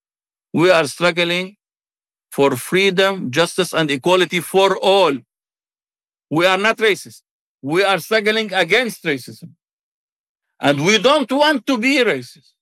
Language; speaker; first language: English; non-native, fluent; Arabic